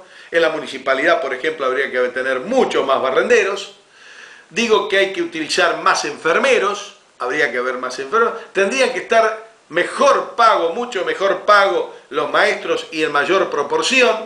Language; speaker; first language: Spanish; native; Spanish